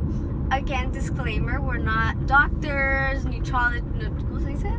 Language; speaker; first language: English; native; English